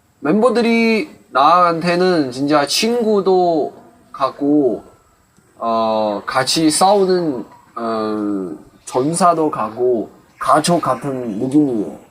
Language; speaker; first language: Korean; non-native, fluent; Chinese